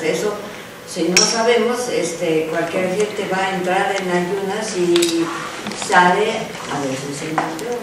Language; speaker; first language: Spanish; non-native, fluent; Japanese